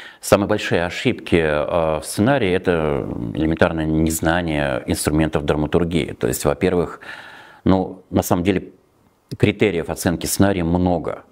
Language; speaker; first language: Russian; native; Russian